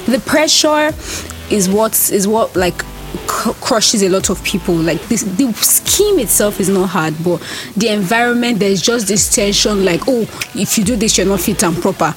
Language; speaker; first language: English; non-native, local second language; Yoruba